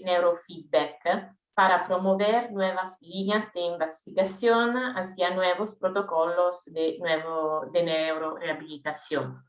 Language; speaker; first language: Spanish; non-native, fluent; Italian